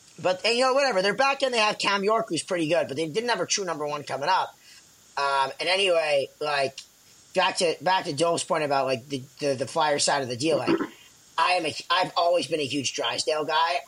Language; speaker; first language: English; native; English